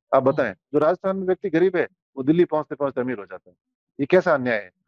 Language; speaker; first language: Hindi; native; Hindi